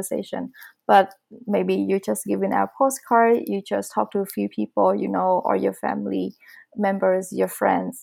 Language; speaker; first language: English; non-native, fluent; Vietnamese